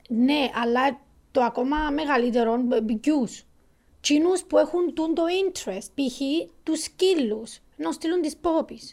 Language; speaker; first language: Greek; native; Greek